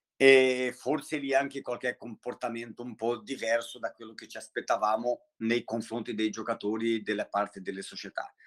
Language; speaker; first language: Italian; non-native, fluent; Portuguese